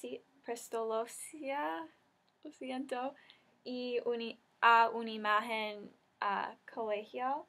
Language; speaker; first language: Spanish; non-native, learner; English